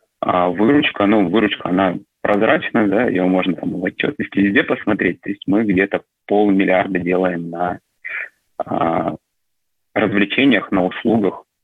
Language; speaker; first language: Russian; native; Russian